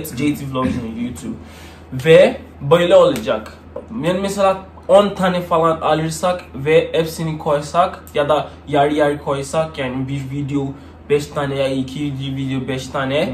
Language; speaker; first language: Turkish; non-native, learner; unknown